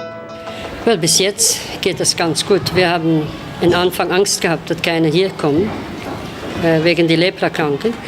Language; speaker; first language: German; non-native, fluent; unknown